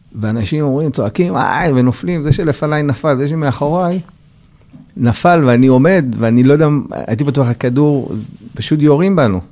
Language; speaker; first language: Hebrew; non-native, fluent; Persian